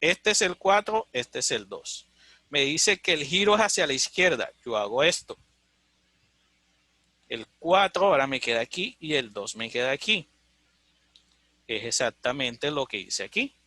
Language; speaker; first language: Spanish; native; Spanish